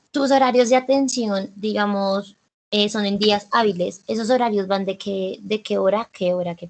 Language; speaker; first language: Spanish; native; Spanish